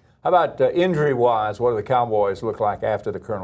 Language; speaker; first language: English; native; English